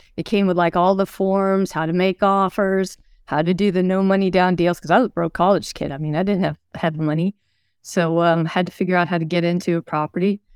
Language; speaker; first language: English; early bilingual, other home language; Swedish